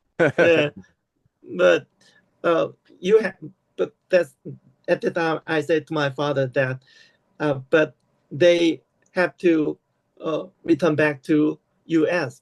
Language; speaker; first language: English; non-native, learner; Korean